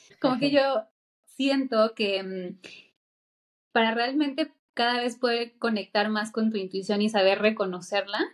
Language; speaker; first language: Spanish; native; Spanish